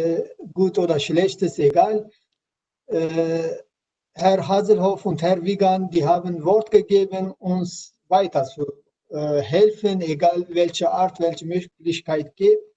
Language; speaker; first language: German; non-native, learner; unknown